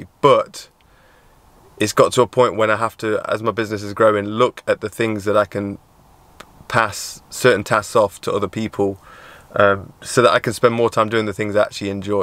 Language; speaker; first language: English; native; English